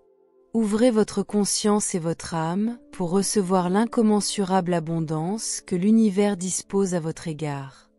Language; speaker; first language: French; native; French